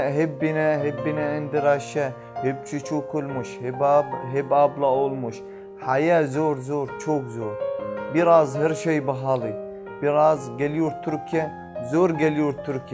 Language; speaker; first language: Turkish; non-native, learner; Arabic